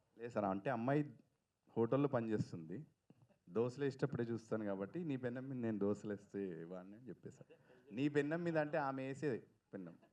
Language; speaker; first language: Telugu; native; Telugu